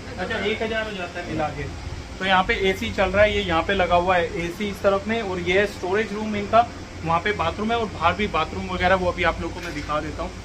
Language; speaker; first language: Hindi; native; Hindi